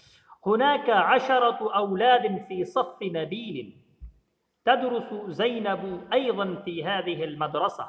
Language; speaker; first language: Arabic; non-native, fluent; Urdu